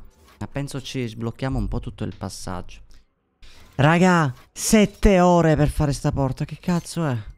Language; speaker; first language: Italian; native; Italian